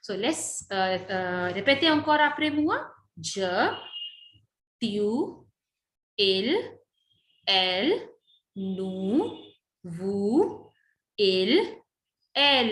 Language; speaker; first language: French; non-native, learner; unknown